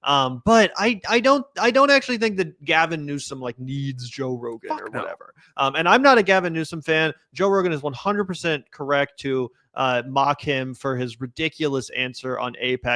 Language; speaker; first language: English; native; English